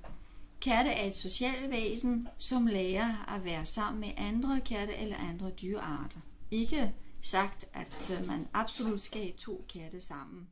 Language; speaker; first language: Danish; non-native, fluent; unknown